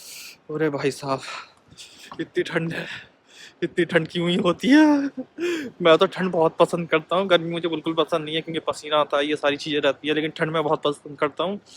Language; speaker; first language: Hindi; native; Hindi